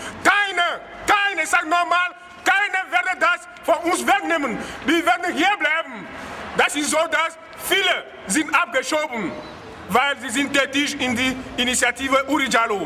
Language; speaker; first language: German; non-native, learner; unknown